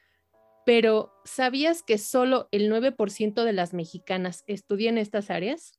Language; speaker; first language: Spanish; native; Spanish